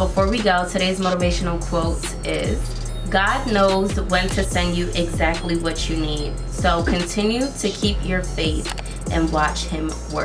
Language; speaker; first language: English; native; English